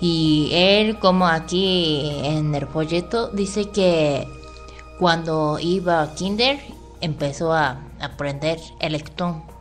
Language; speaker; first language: Spanish; non-native, fluent; Japanese